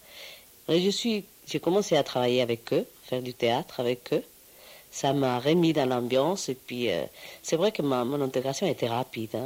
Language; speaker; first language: French; non-native, fluent; Spanish